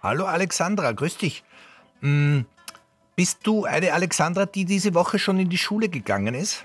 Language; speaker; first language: German; native; German